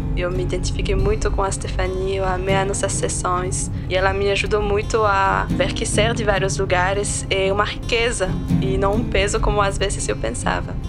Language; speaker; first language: Portuguese; non-native, fluent; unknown